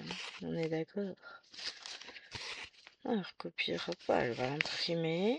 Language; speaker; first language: French; native; French